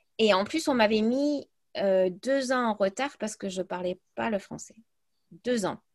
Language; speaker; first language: French; early bilingual, other home language; English